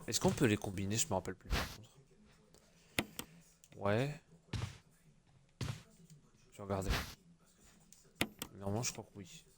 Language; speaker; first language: French; native; French